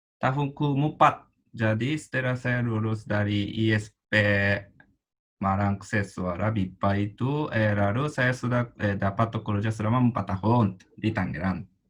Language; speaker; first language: Indonesian; non-native, fluent; Japanese